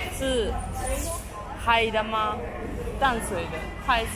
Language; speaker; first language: Chinese; non-native, fluent; Japanese